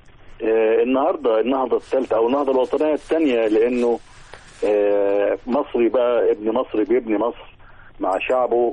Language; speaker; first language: Arabic; native; Arabic